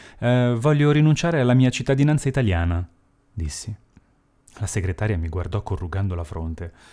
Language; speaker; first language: Italian; early bilingual, heritage; Italian